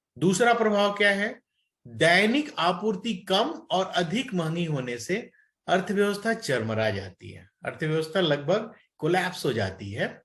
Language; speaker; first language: Hindi; native; Hindi